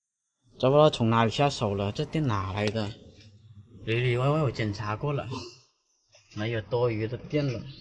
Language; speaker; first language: Chinese; native; Chinese